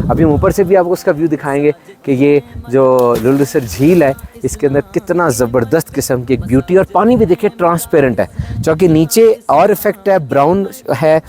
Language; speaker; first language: Urdu; native; Urdu